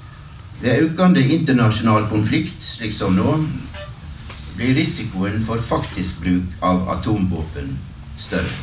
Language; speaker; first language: Norwegian; native; Norwegian